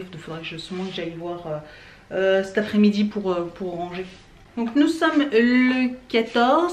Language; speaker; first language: French; native; French